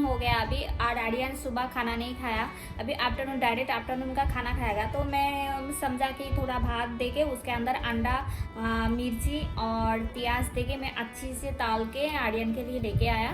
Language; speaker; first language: Hindi; non-native, local second language; Bangla